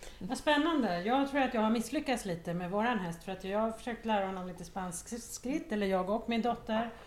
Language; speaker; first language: Swedish; native; Swedish